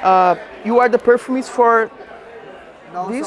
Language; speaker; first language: English; non-native, learner; Portuguese